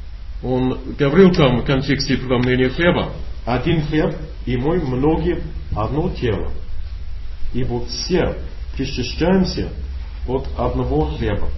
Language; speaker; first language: Russian; non-native, learner; English